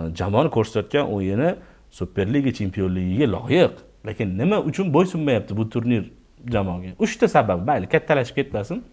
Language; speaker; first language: Uzbek; native; Uzbek